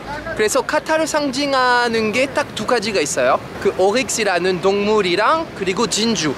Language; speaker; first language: Korean; non-native, fluent; French